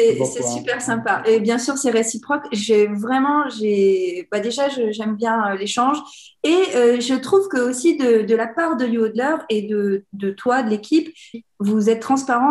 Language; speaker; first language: French; native; French